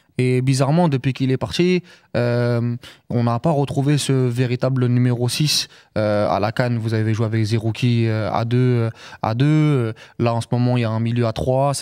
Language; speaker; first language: French; native; French